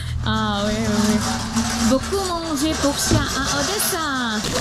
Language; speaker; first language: French; non-native, learner; Ukrainian